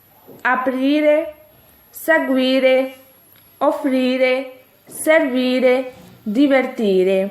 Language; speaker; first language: Italian; non-native, fluent; Urdu